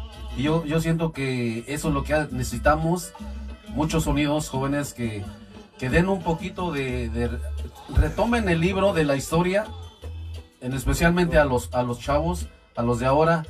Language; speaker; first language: Spanish; native; Spanish